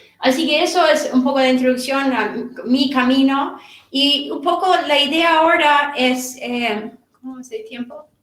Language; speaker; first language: Spanish; non-native, fluent; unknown